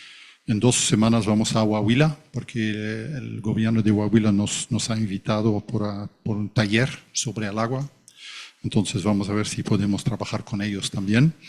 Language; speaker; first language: Spanish; non-native, fluent; Dutch